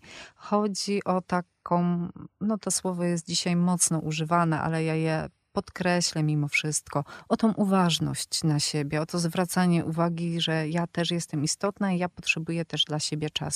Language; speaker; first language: Polish; native; Polish